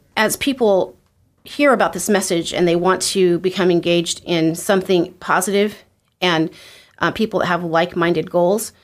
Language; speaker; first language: English; native; English